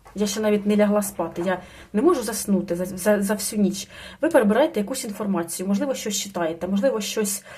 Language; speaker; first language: Ukrainian; non-native, local second language; Russian